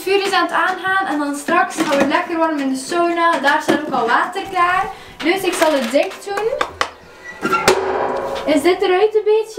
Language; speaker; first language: Dutch; native; Dutch